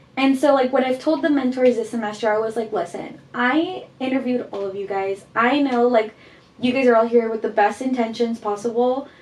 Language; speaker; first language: English; early bilingual, heritage; Spanish